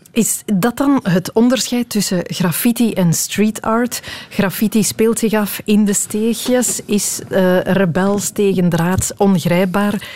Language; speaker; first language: Dutch; native; Dutch